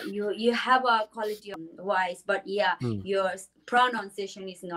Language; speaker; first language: English; non-native, learner; Tibetan